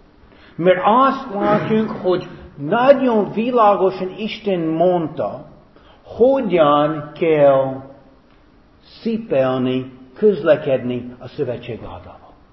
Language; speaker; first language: Hungarian; non-native, fluent; English